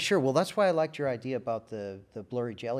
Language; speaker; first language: English; native; English